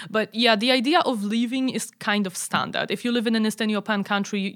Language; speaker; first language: English; non-native, fluent; Polish